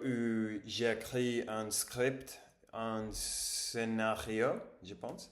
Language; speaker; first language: French; non-native, learner; English